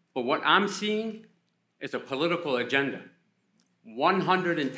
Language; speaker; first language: English; native; English